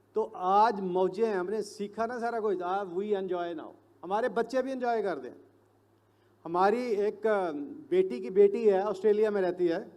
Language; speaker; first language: Hindi; non-native, local second language; Punjabi